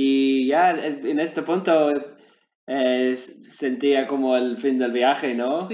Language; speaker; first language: Spanish; non-native, learner; English